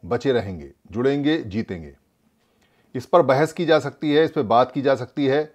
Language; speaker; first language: Hindi; native; Hindi